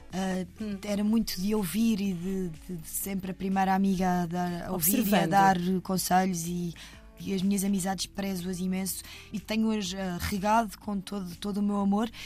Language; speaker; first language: Portuguese; native; Portuguese